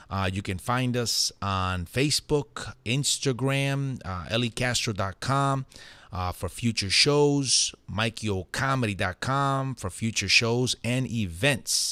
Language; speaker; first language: English; early bilingual, other home language; Spanish